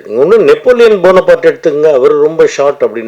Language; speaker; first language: Tamil; native; Tamil